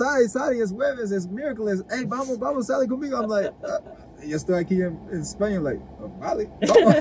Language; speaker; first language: Spanish; non-native, learner; English